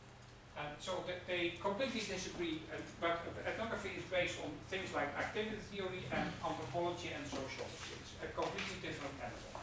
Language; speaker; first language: English; non-native, fluent; Dutch